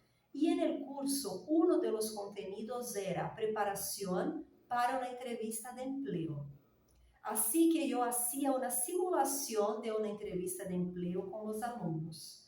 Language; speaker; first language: Spanish; non-native, fluent; Portuguese